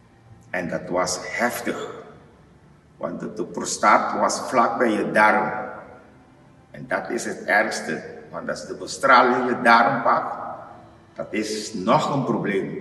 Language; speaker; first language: Dutch; non-native, learner; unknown